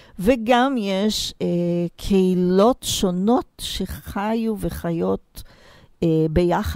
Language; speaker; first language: Hebrew; non-native, fluent; Portuguese